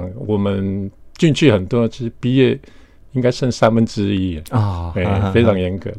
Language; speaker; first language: Chinese; native; Chinese